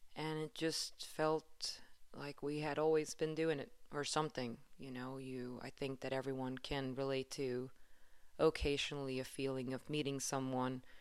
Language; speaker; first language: English; non-native, fluent; Swedish